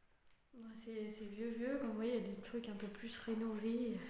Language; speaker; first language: French; native; French